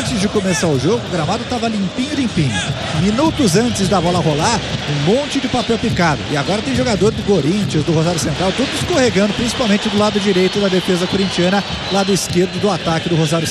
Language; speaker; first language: Portuguese; native; Portuguese